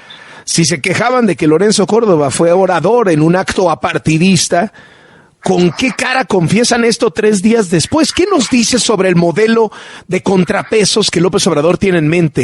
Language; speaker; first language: Spanish; native; Spanish